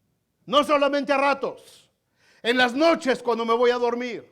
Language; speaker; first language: Spanish; native; Spanish